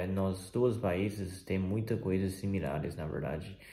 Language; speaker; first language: Portuguese; non-native, fluent; Chinese